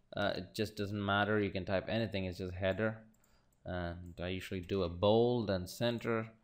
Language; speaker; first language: English; non-native, local second language; Malayalam